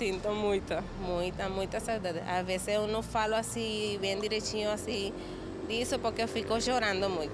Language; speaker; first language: Portuguese; non-native, learner; Spanish